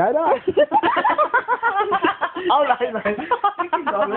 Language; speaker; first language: Norwegian; non-native, learner; Filipino